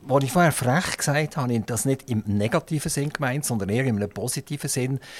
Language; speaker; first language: German; native; German